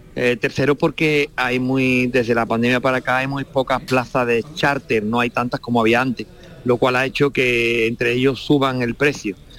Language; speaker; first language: Spanish; native; Spanish